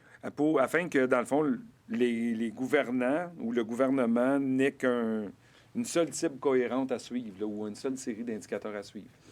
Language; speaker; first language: French; native; French